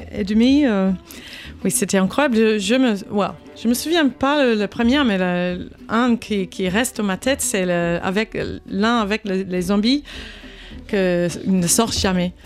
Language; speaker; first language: French; non-native, fluent; English